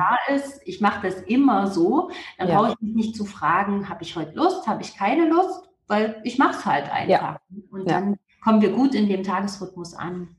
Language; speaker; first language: German; native; German